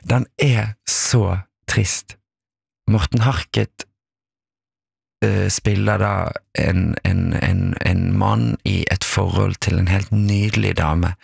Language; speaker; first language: Norwegian; native; Norwegian